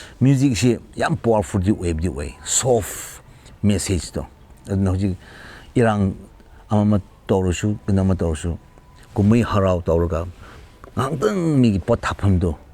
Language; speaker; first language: Manipuri; non-native, local second language; Tangkhul Naga (India)